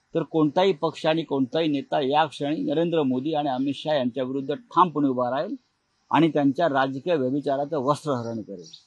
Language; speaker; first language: Marathi; native; Marathi